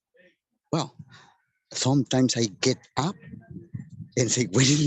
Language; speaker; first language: English; non-native, learner; Spanish